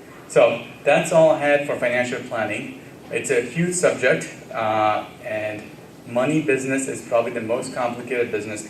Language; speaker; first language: English; early bilingual, other home language; Gujarati